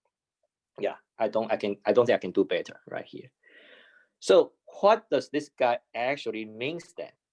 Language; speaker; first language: English; non-native, fluent; Chinese